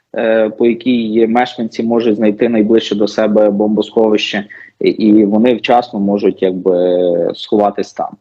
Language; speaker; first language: Ukrainian; native; Ukrainian